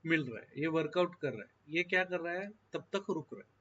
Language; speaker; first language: Hindi; non-native, local second language; Marathi